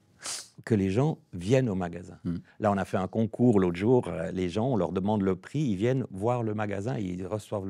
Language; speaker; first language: French; native; French